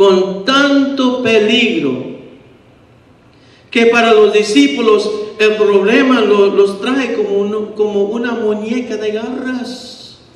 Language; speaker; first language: Spanish; early bilingual, heritage; Spanish